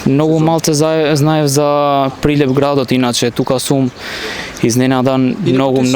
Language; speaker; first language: Macedonian; non-native, local second language; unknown